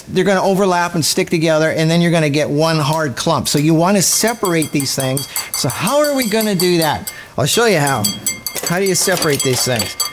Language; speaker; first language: English; native; English